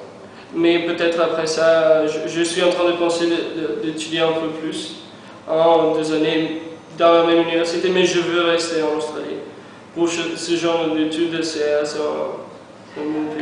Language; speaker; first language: French; non-native, fluent; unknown